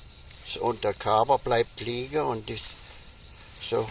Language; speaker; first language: German; native; German